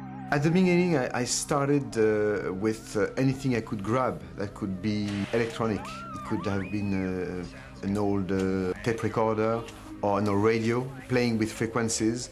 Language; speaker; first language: English; non-native, fluent; French